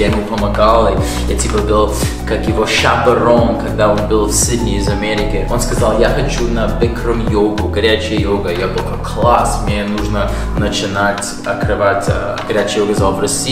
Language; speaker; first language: Russian; non-native, fluent; English